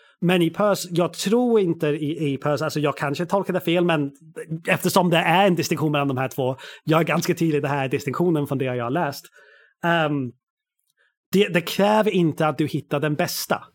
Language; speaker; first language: Swedish; non-native, fluent; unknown